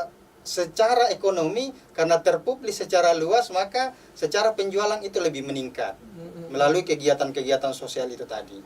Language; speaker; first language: Indonesian; native; Indonesian